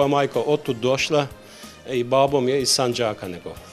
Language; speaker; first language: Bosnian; early bilingual, heritage; Bosnian